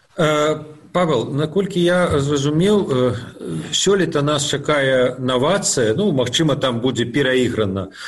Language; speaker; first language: Belarusian; non-native, local second language; Russian